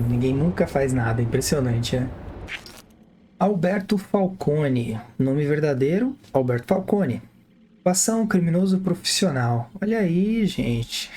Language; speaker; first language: Portuguese; native; Portuguese